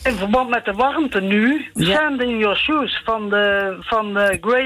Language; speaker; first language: Dutch; native; Dutch